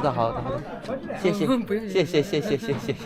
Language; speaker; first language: Chinese; non-native, fluent; Korean